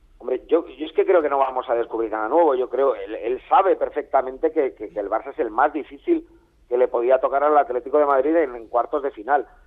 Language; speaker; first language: Spanish; native; Spanish